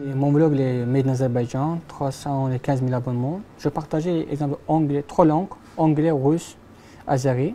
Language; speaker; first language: French; non-native, learner; Azerbaijani